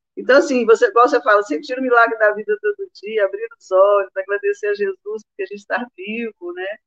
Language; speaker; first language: Portuguese; native; Portuguese